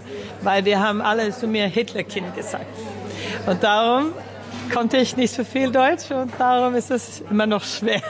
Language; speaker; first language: German; early bilingual, heritage; German